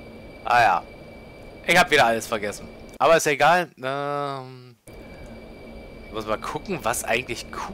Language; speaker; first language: German; native; German